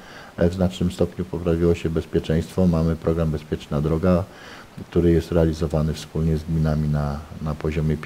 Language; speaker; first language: Polish; native; Polish